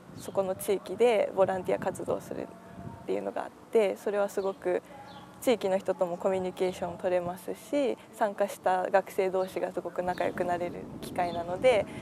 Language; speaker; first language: Japanese; native; Japanese